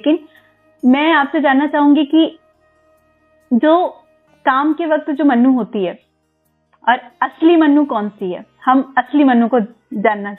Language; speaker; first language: Hindi; native; Hindi